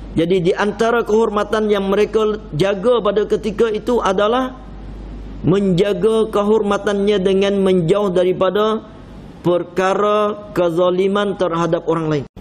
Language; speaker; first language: Malay; non-native, fluent; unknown